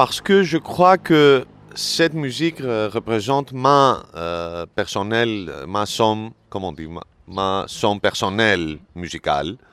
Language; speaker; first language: French; non-native, learner; Greek